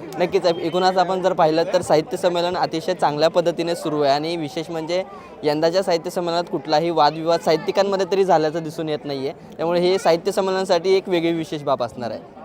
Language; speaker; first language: Marathi; native; Marathi